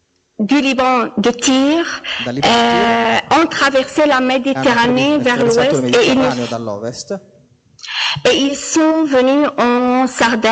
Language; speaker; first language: French; non-native, local second language; Arabic